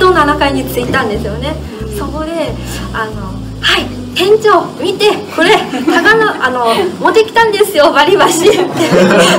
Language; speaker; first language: Japanese; non-native, fluent; Chinese